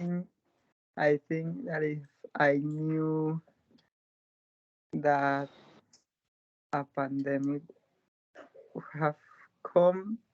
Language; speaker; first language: English; non-native, learner; Spanish